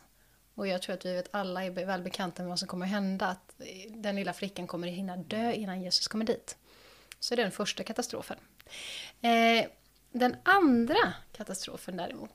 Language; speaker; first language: Swedish; native; Swedish